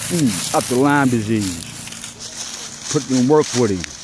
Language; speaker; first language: English; native; English